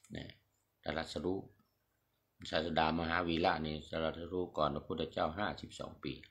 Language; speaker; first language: Thai; native; Thai